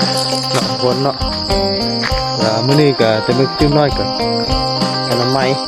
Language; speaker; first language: Thai; non-native, local second language; Lao